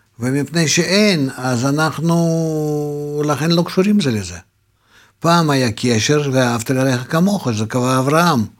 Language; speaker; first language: Hebrew; non-native, fluent; Russian